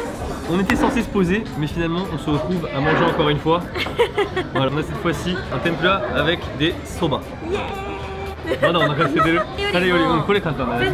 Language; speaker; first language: French; native; French